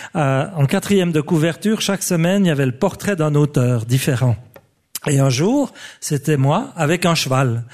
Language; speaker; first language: French; native; French